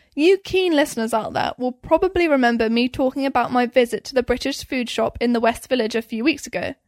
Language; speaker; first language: English; native; English